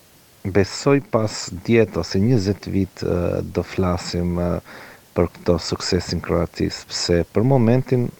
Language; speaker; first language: Albanian; non-native, learner; Croatian